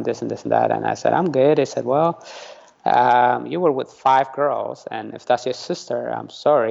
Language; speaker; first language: English; early bilingual, other home language; Tigrinya